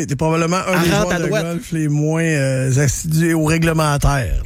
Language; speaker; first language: French; native; French